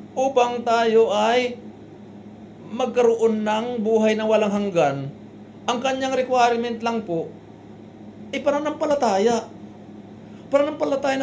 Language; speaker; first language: Filipino; non-native, local second language; Waray